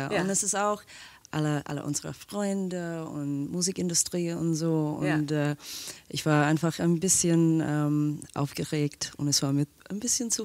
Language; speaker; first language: German; non-native, fluent; English